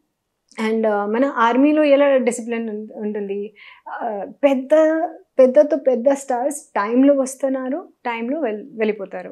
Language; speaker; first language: Telugu; non-native, learner; Hindi